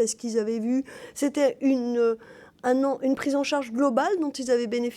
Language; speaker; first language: French; native; French